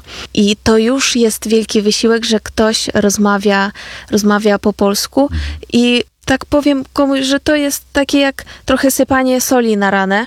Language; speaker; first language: Polish; non-native, fluent; Ukrainian